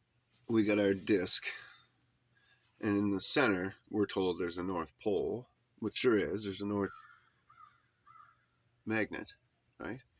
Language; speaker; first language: English; native; English